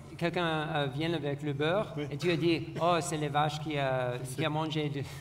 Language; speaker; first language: French; non-native, learner; English